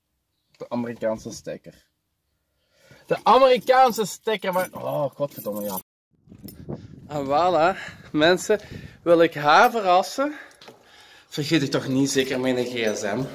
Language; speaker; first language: Dutch; native; Dutch